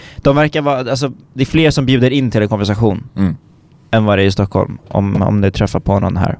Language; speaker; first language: Swedish; native; Swedish